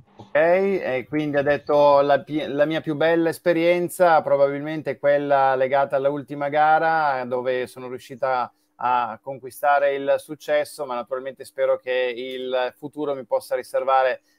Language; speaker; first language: Italian; native; Italian